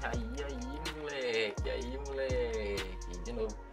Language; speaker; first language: Portuguese; native; Portuguese